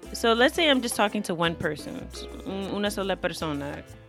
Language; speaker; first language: English; native; English